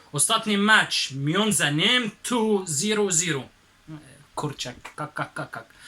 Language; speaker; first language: Polish; non-native, learner; Arabic